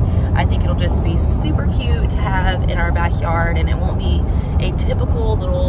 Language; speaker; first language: English; native; English